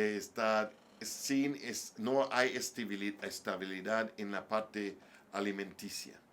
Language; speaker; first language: Spanish; non-native, learner; English